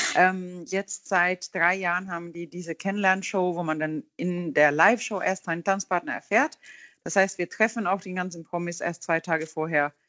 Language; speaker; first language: German; non-native, fluent; Swedish